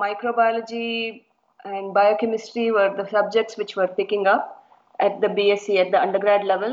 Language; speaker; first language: English; non-native, local second language; Kannada